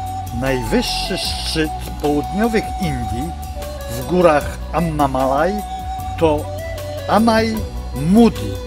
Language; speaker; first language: Polish; native; Polish